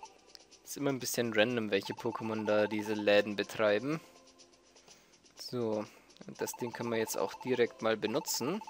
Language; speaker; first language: German; native; German